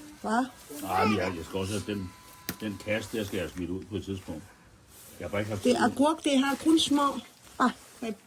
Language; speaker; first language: Danish; non-native, learner; Thai